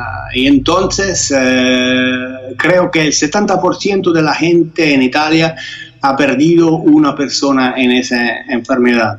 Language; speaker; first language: Spanish; non-native, fluent; Italian